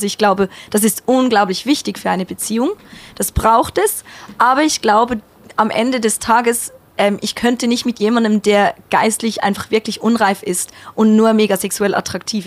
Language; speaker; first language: German; native; German